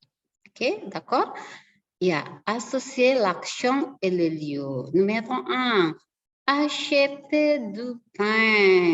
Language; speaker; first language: French; non-native, learner; Indonesian